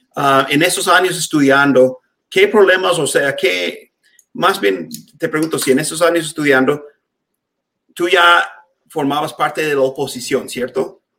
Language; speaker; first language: Spanish; non-native, fluent; English